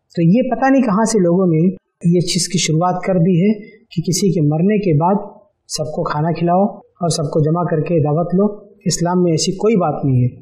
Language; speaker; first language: Hindi; native; Hindi